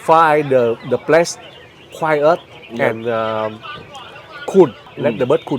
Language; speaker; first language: English; non-native, learner; Vietnamese